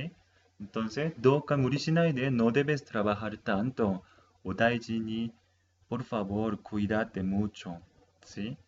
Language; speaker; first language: Spanish; non-native, fluent; Japanese